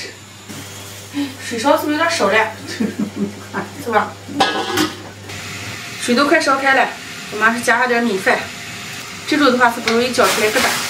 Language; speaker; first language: Chinese; native; Chinese